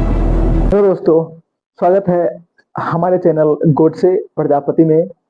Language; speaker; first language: Hindi; native; Hindi